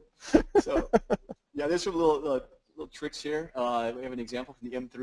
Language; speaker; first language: English; native; English